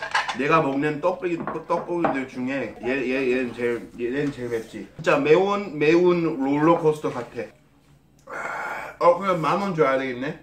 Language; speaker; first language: Korean; non-native, fluent; English